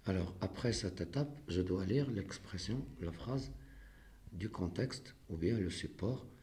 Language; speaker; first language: French; non-native, local second language; Arabic